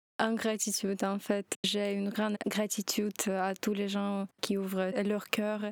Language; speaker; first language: French; non-native, learner; Ukrainian